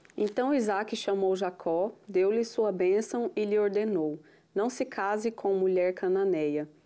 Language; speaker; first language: Portuguese; native; Portuguese